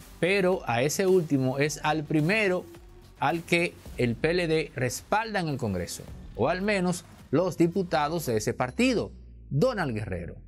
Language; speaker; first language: Spanish; native; Spanish